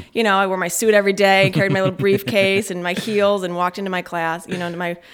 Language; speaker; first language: English; native; English